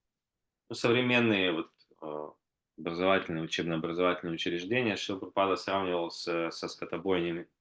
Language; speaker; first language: Russian; native; Russian